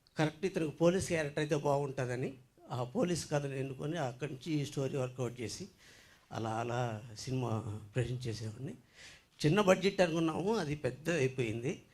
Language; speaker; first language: Telugu; native; Telugu